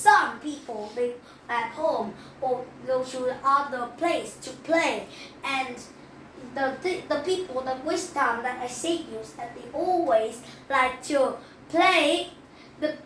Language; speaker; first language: English; non-native, learner; Vietnamese